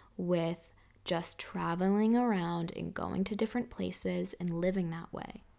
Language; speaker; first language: English; native; English